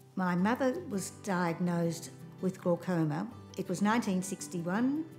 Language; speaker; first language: English; native; English